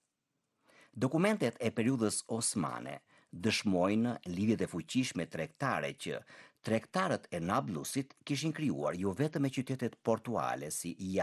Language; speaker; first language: Albanian; native; Albanian